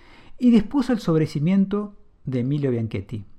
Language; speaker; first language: Spanish; native; Spanish